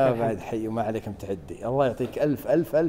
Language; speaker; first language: Arabic; native; Arabic